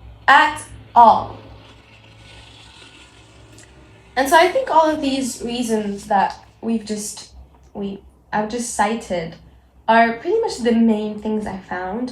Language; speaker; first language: English; non-native, local second language; Arabic